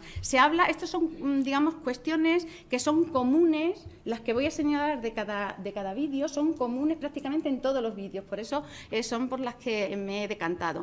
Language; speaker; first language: Spanish; native; Spanish